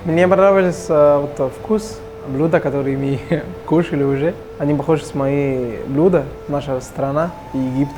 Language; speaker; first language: Russian; non-native, learner; Arabic